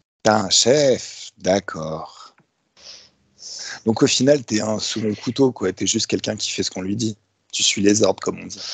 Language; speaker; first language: French; native; French